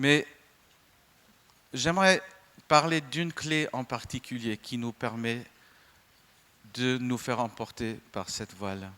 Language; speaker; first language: French; non-native, fluent; English